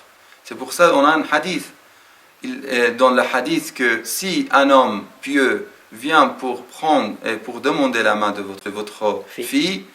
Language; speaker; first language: French; non-native, fluent; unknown